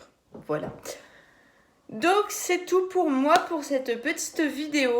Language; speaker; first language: French; native; French